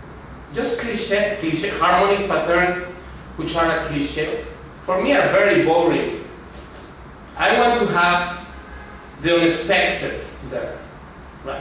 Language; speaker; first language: English; non-native, fluent; Spanish